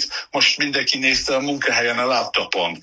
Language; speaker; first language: Hungarian; non-native, fluent; English